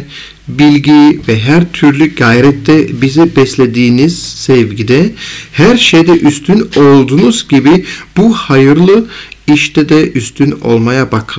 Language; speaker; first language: Turkish; non-native, fluent; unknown